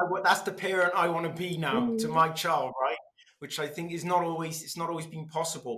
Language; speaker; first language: English; non-native, local second language; Welsh